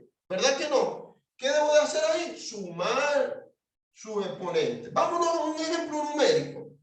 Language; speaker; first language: Spanish; native; Spanish